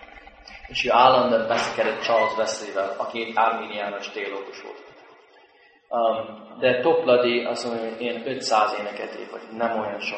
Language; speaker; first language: Hungarian; non-native, fluent; English